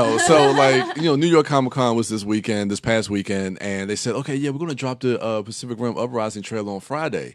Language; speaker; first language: English; native; English